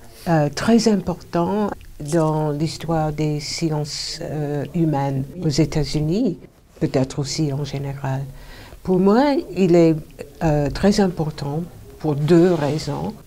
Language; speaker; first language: French; non-native, fluent; English